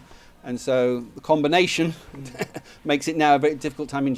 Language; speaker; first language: English; native; English